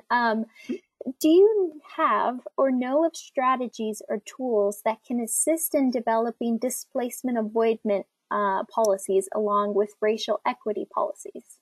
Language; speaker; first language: English; native; English